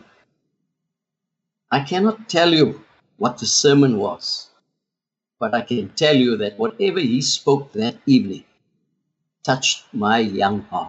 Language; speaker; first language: English; non-native, local second language; Afrikaans